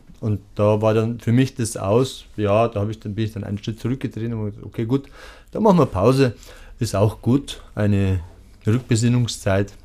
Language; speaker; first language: German; early bilingual, other home language; Turkish